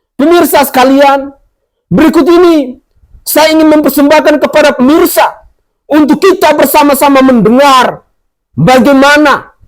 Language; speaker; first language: Indonesian; native; Indonesian